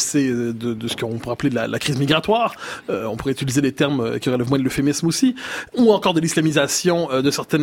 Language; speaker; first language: French; native; French